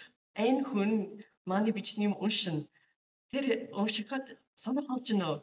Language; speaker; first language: Mongolian; non-native, fluent; English